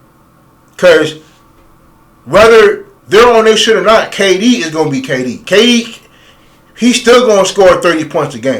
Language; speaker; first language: English; native; English